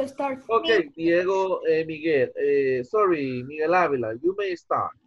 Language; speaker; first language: English; non-native, fluent; Spanish